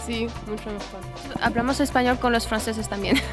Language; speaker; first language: Spanish; non-native, learner; French